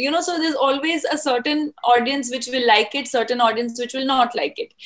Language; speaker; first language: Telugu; non-native, fluent; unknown